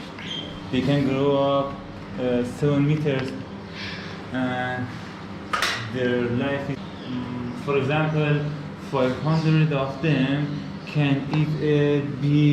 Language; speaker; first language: English; non-native, learner; Persian